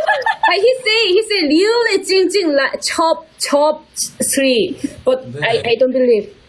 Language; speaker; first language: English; non-native, learner; Korean